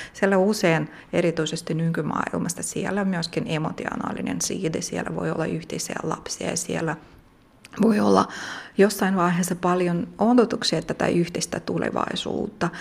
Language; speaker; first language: Finnish; non-native, fluent; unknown